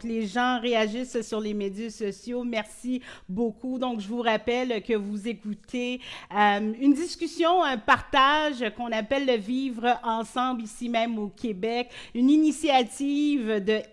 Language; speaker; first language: French; native; French